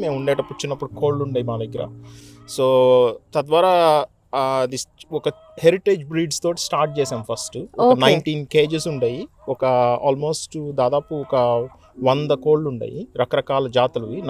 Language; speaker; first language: Telugu; native; Telugu